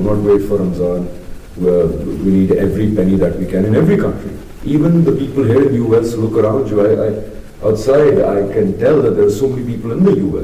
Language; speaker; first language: English; non-native, local second language; Urdu